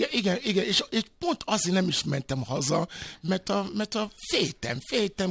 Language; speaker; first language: Hungarian; non-native, fluent; Yoruba